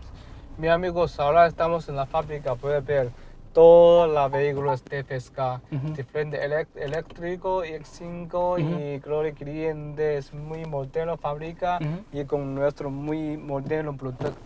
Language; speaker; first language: Spanish; non-native, learner; Chinese